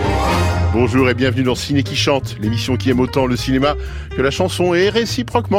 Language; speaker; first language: French; native; French